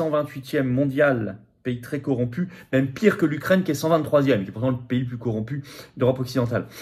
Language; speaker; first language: French; native; French